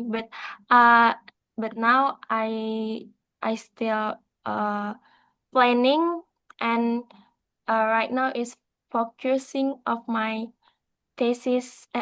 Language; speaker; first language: English; non-native, learner; Indonesian